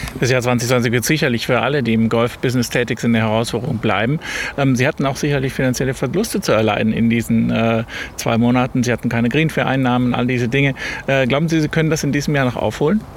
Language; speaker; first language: German; native; German